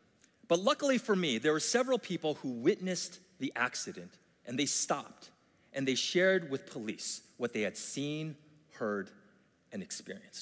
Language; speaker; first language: English; native; English